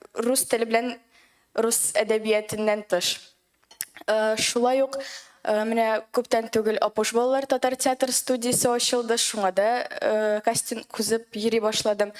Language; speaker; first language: Tatar; native; Tatar